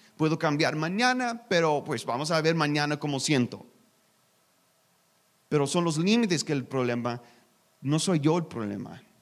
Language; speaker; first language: Spanish; non-native, learner; English